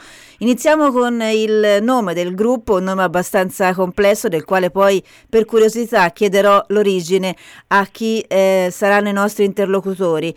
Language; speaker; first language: Italian; native; Italian